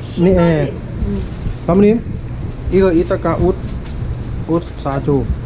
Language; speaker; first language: Korean; non-native, learner; Thai